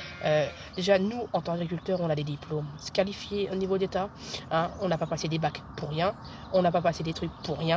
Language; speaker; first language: French; native; French